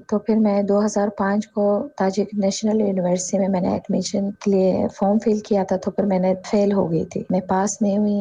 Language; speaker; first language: Urdu; non-native, fluent; Tajik